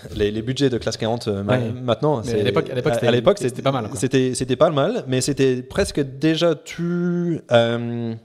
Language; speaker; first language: French; non-native, fluent; English